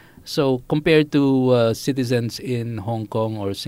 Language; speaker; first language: English; non-native, local second language; Filipino